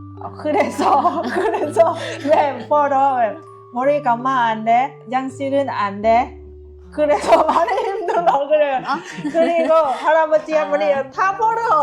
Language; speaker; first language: Korean; non-native, learner; Lao